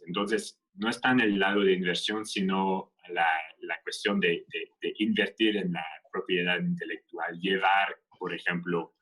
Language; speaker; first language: Spanish; non-native, fluent; French